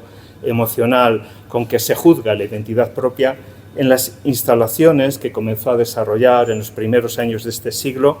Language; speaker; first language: Spanish; native; Spanish